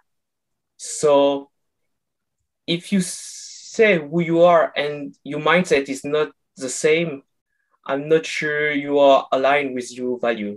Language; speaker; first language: English; non-native, fluent; French